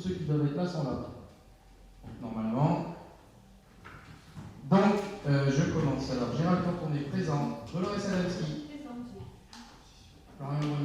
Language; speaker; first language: French; native; French